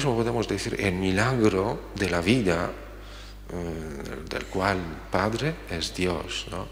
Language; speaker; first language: Spanish; non-native, fluent; Polish